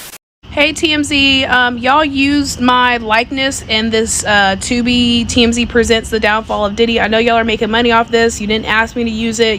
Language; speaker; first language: English; native; English